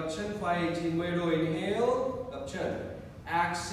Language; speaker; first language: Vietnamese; non-native, learner; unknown